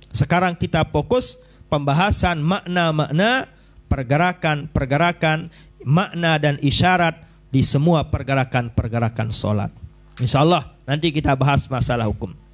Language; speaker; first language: Malay; non-native, local second language; Sasak